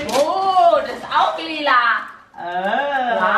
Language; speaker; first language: German; early bilingual, other home language; Cebuano